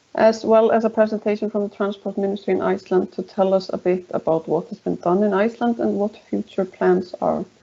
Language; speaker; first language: English; non-native, fluent; Icelandic